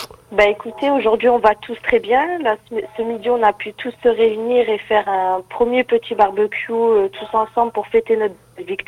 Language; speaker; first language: French; native; French